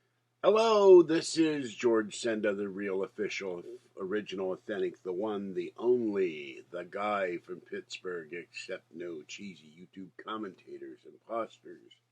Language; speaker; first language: English; native; English